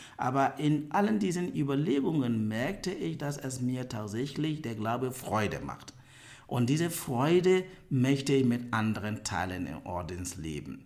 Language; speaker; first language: German; non-native, fluent; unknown